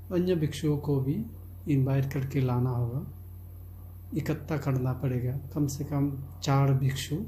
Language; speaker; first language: Hindi; non-native, local second language; Chakma